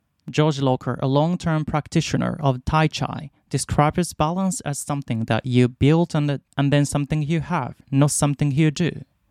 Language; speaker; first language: English; non-native, fluent; Japanese